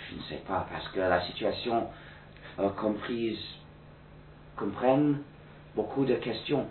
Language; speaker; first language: French; non-native, fluent; English